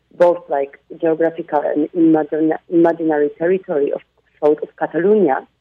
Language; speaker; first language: English; non-native, fluent; Polish